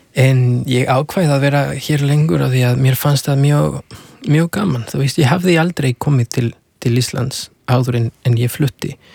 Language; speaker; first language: Icelandic; non-native, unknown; Spanish